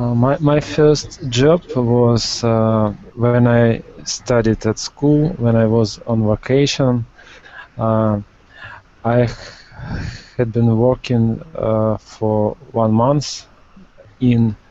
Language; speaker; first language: English; non-native, learner; Russian